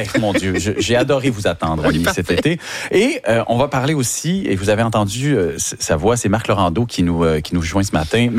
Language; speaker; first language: French; native; French